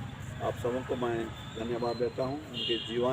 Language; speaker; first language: Hindi; non-native, local second language; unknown